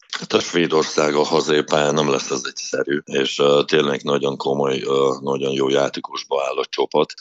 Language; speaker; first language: Hungarian; non-native, fluent; Russian